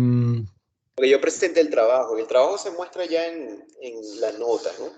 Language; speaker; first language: Spanish; native; Spanish